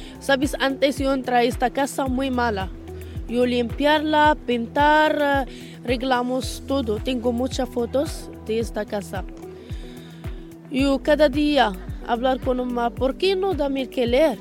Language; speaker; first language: Spanish; non-native, learner; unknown